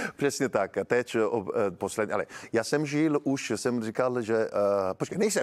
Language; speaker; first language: Czech; non-native, learner; Italian